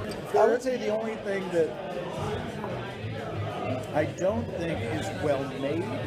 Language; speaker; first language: English; native; English